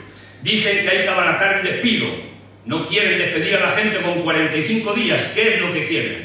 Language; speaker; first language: Spanish; native; Spanish